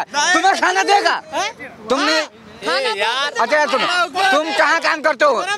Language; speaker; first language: Hindi; native; Hindi